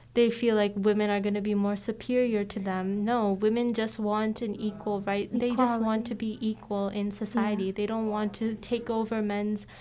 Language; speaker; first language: English; native; English